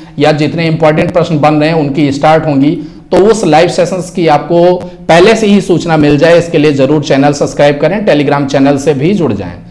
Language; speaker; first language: Hindi; native; Hindi